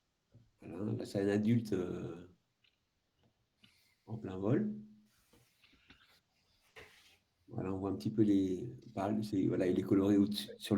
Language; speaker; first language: French; native; French